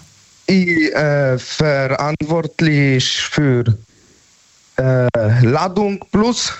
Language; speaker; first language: German; non-native, learner; Polish